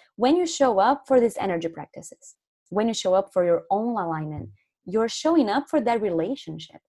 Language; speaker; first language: English; non-native, fluent; Portuguese